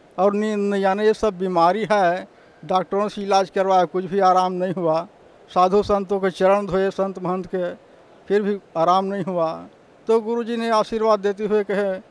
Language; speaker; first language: Hindi; native; Hindi